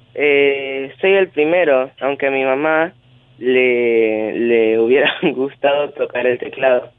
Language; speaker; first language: Spanish; native; Spanish